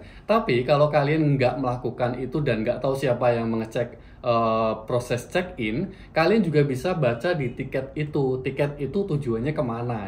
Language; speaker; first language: Indonesian; native; Indonesian